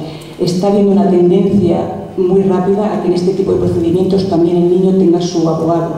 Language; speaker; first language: Spanish; native; Spanish